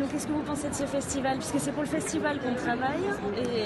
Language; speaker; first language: French; native; French